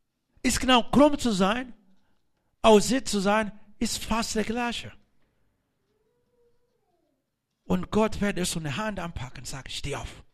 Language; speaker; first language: German; non-native, learner; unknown